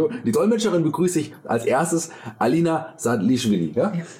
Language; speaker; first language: German; native; German